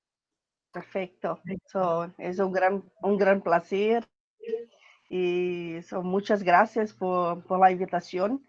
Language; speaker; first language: Spanish; non-native, learner; Portuguese